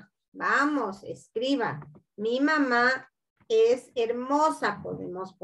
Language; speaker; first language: Spanish; native; Spanish